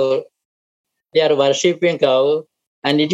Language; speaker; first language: English; non-native, local second language; Malayalam